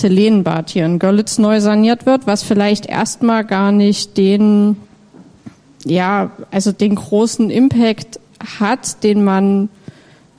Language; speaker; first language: German; native; German